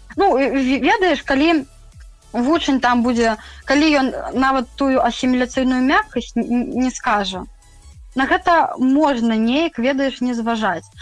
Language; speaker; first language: Belarusian; native; Belarusian